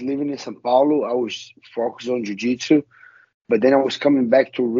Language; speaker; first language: English; non-native, learner; Portuguese